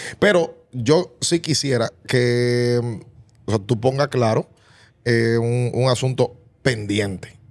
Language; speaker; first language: Spanish; native; Spanish